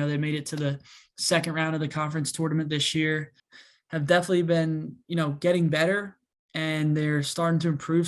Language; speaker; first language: English; native; English